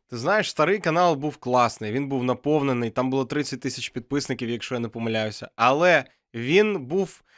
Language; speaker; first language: Ukrainian; non-native, local second language; Russian